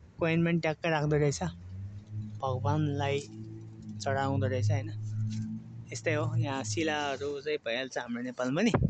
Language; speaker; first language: Nepali; non-native, local second language; Eastern Tamang